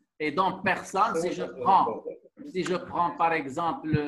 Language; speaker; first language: French; non-native, local second language; Arabic